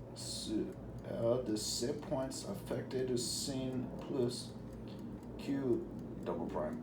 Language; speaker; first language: French; non-native, learner; English